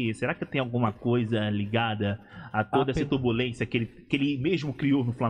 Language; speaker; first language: Portuguese; native; Portuguese